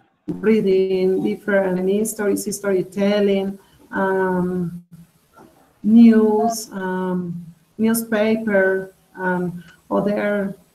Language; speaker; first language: English; non-native, learner; Spanish